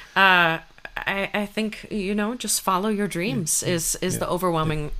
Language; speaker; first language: English; native; English